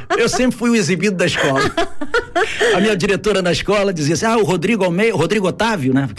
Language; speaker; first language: Portuguese; native; Portuguese